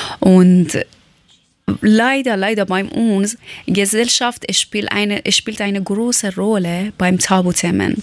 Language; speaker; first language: German; non-native, learner; Persian